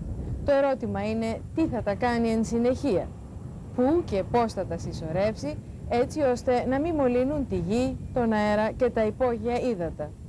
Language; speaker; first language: Greek; native; Greek